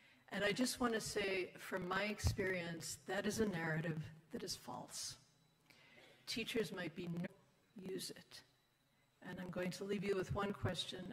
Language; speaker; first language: English; native; English